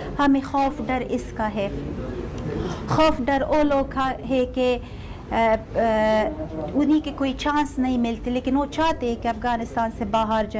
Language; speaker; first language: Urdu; non-native, fluent; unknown